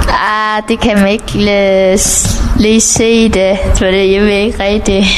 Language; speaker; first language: Danish; non-native, fluent; Vietnamese